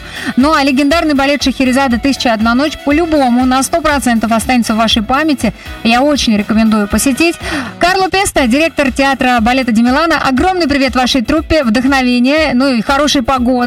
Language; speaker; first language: Russian; native; Russian